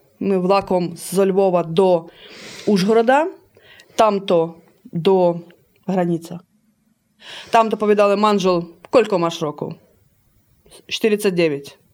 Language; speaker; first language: Ukrainian; early bilingual, heritage; Slovak